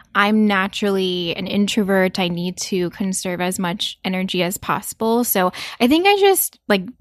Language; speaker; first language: English; early bilingual, other home language; Korean